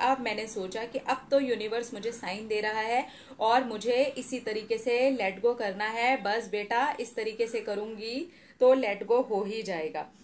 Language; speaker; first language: Hindi; native; Hindi